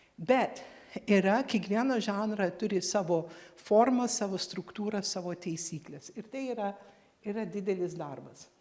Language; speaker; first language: Lithuanian; early bilingual, heritage; Lithuanian